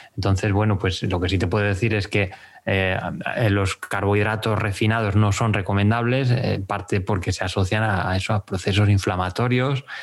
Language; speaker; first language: Spanish; native; Spanish